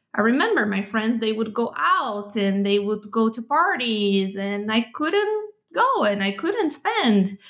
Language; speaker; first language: English; non-native, fluent; Portuguese